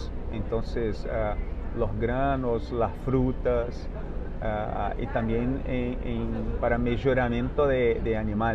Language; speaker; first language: Spanish; non-native, fluent; Portuguese